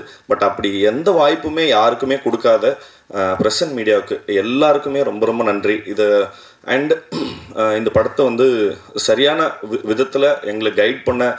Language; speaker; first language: Tamil; native; Tamil